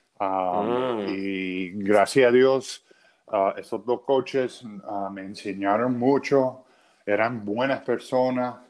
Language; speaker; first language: Spanish; non-native, fluent; English